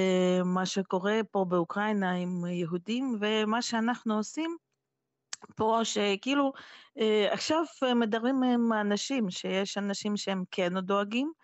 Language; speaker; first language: Hebrew; non-native, fluent; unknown